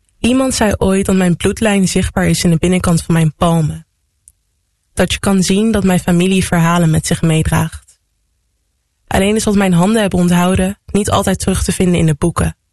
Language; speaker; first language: Dutch; native; Dutch